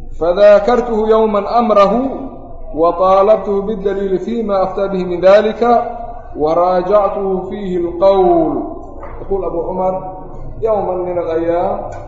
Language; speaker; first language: Arabic; non-native, local second language; Somali